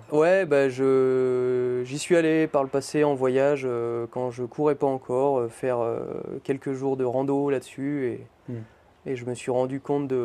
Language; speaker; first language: French; native; French